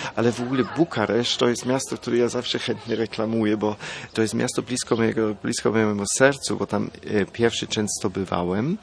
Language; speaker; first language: Polish; non-native, fluent; German